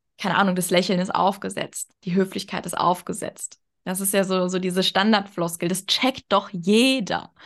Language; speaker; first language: German; native; German